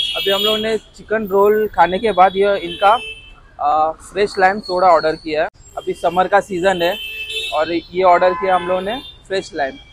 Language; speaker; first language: Hindi; non-native, local second language; Marathi